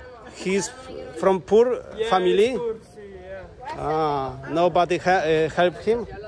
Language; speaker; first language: English; non-native, learner; Polish